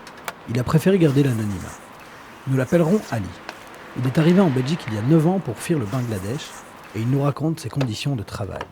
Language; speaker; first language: French; native; French